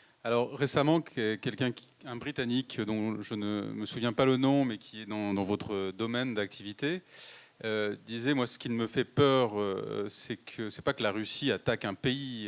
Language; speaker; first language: French; native; French